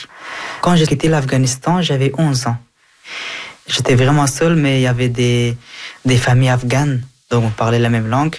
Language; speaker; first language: French; early bilingual, other home language; Persian